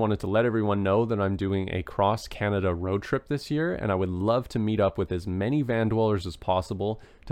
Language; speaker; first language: English; native; English